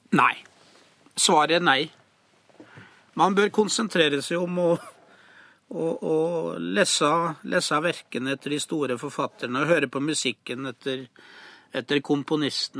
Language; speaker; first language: Norwegian; native; Norwegian